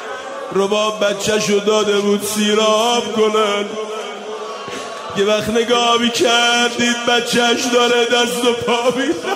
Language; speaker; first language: Persian; native; Persian